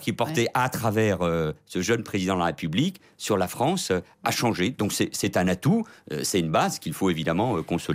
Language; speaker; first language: French; early bilingual, other home language; Catalan